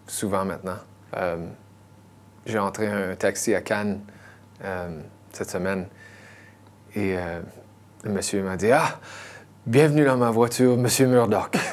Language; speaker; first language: French; non-native, local second language; English